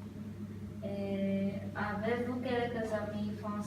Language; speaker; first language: French; non-native, learner; Chinese